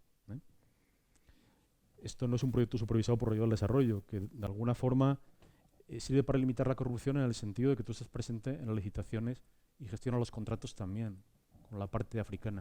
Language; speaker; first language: Spanish; native; Spanish